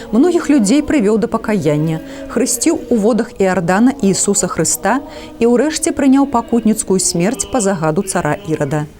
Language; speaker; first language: Belarusian; native; Belarusian